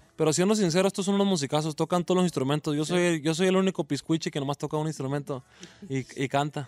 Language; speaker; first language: Spanish; native; Spanish